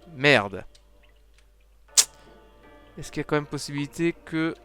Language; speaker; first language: French; native; French